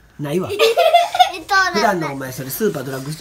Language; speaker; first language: Japanese; native; Japanese